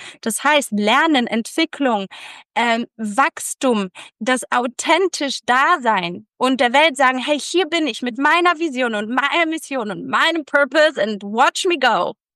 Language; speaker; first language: German; early bilingual, other home language; Polish